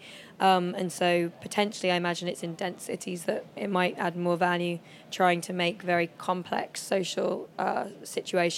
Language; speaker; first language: English; native; English